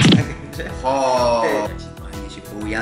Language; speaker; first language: Chinese; non-native, fluent; Japanese